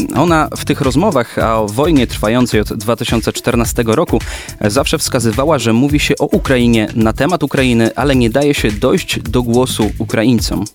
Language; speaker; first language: Polish; native; Polish